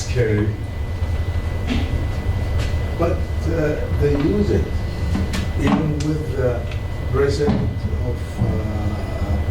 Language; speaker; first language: English; non-native, learner; Arabic